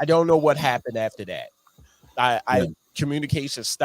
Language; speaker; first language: English; native; English